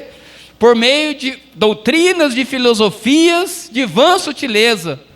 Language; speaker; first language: Portuguese; native; Portuguese